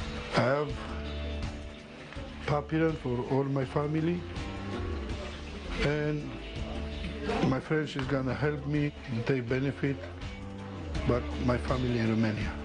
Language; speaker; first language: English; non-native, learner; Romanian